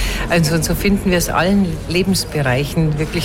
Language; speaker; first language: German; native; German